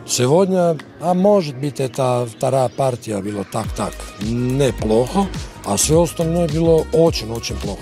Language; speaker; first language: Russian; non-native, fluent; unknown